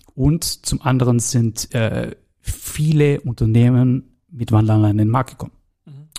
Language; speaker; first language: German; native; German